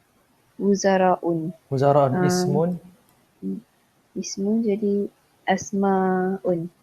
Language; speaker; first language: Arabic; non-native, learner; Malay